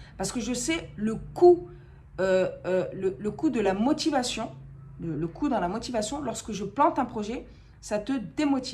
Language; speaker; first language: French; native; French